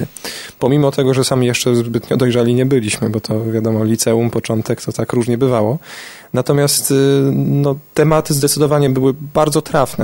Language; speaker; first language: Polish; native; Polish